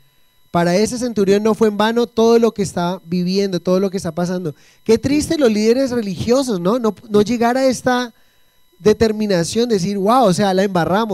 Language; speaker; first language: Spanish; native; Spanish